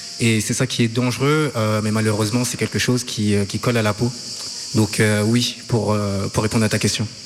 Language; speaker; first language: French; native; French